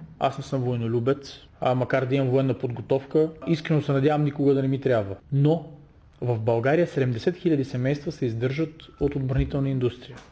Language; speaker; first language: Bulgarian; native; Bulgarian